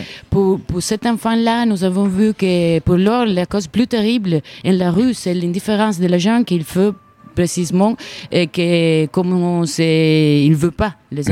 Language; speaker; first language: French; non-native, learner; Italian